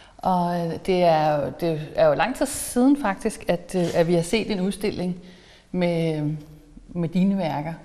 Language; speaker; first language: Danish; native; Danish